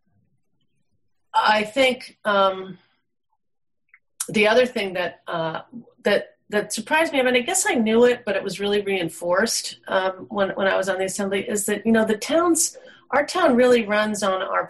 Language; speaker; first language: English; native; English